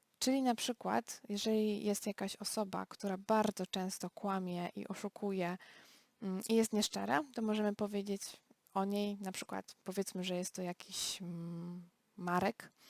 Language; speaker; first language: Polish; native; Polish